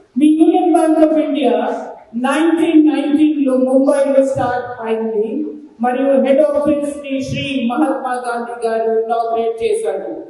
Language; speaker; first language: Telugu; non-native, learner; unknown